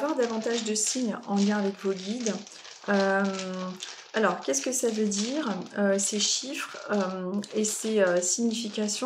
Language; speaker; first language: French; native; French